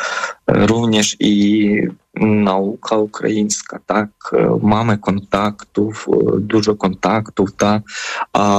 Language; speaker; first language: Polish; non-native, fluent; Ukrainian